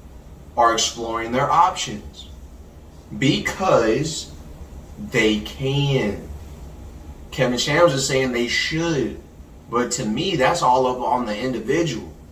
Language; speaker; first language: English; native; English